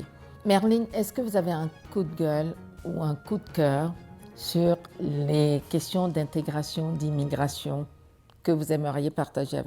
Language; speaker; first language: French; native; French